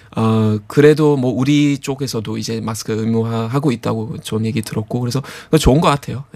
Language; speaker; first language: Korean; non-native, fluent; Turkish